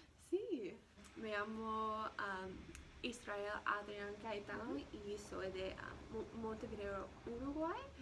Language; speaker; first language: Spanish; non-native, learner; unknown